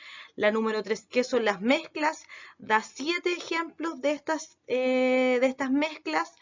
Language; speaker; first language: Spanish; native; Spanish